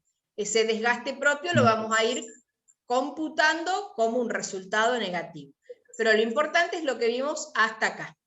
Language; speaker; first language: Spanish; native; Spanish